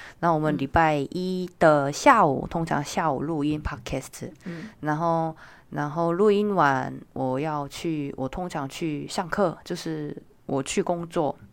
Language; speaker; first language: Chinese; non-native, fluent; Korean